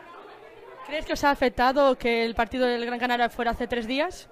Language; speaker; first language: Spanish; native; Spanish